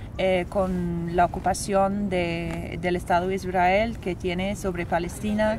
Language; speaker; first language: Spanish; non-native, fluent; English